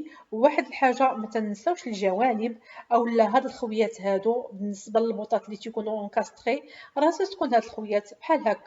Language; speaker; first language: Arabic; native; Arabic